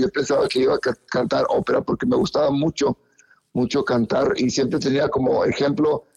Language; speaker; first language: Spanish; early bilingual, heritage; Spanish